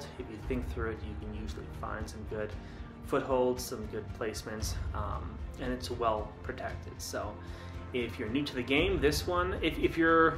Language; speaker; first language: English; native; English